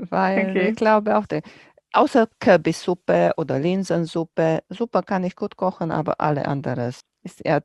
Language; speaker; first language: German; non-native, fluent; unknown